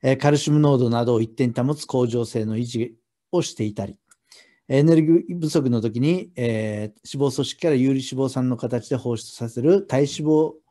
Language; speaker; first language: Japanese; native; Japanese